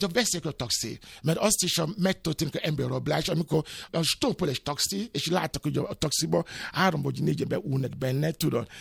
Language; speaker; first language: Hungarian; non-native, fluent; Yoruba